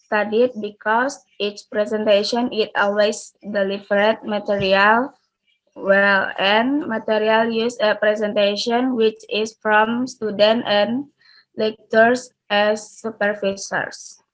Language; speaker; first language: English; non-native, learner; Indonesian